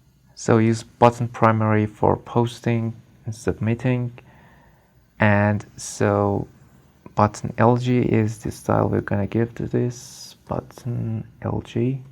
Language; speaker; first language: English; non-native, fluent; Persian